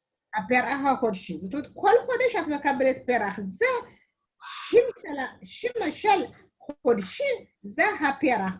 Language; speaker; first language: Hebrew; non-native, learner; Amharic